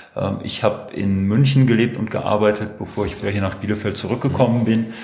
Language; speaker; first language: German; native; German